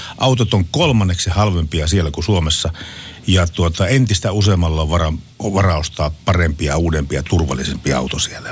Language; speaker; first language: Finnish; native; Finnish